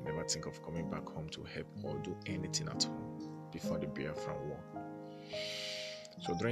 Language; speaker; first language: English; non-native, local second language; Igbo